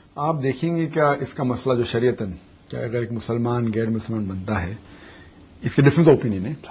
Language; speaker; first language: Urdu; non-native, local second language; Konkani